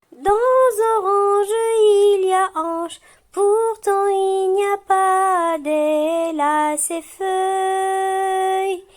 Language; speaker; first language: French; non-native, local second language; Arabic